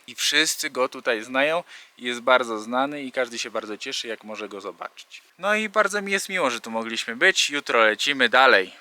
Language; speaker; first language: Polish; native; Polish